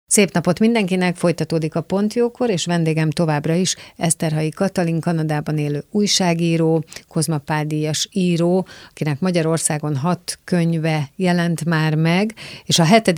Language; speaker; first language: Hungarian; native; Hungarian